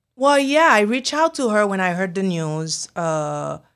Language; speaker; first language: English; non-native, fluent; Haitian Creole